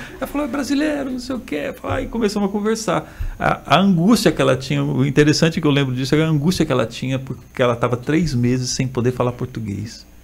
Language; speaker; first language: Portuguese; native; Portuguese